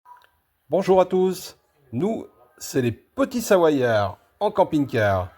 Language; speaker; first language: French; native; French